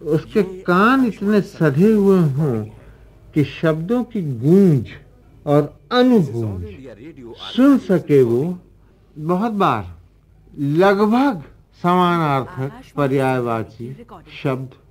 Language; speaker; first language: Hindi; native; Hindi